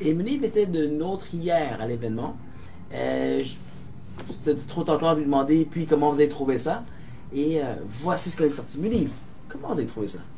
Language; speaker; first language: French; native; French